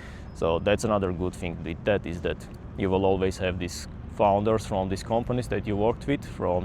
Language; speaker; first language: English; non-native, fluent; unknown